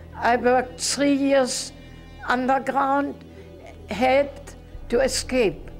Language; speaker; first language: English; non-native, learner; German